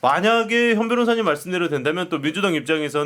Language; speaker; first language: Korean; native; Korean